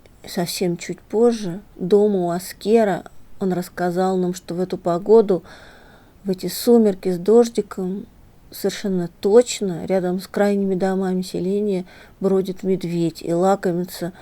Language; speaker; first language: Russian; native; Russian